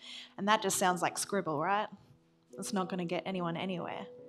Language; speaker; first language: English; native; English